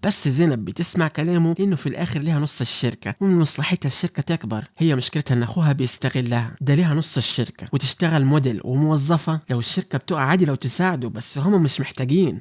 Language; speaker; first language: Arabic; native; Arabic